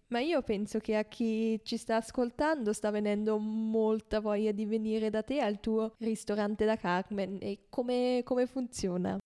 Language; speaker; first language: Italian; non-native, fluent; German